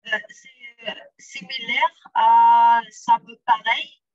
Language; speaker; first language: French; non-native, learner; German